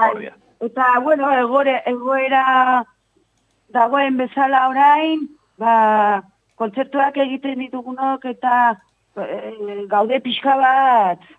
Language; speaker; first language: Basque; non-native, local second language; Spanish